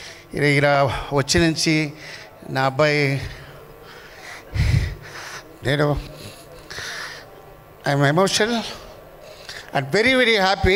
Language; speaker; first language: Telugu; non-native, learner; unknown